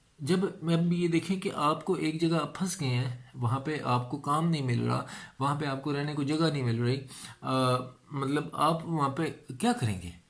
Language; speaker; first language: Urdu; non-native, local second language; Punjabi